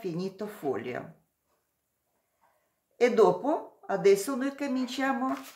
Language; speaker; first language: Italian; non-native, learner; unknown